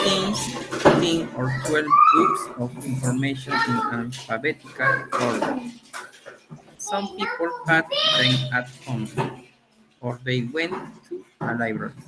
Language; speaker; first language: English; non-native, learner; Spanish